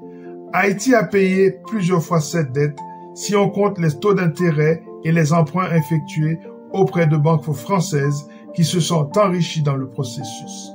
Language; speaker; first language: French; non-native, local second language; Haitian Creole